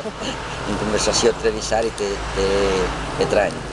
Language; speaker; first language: French; non-native, learner; Spanish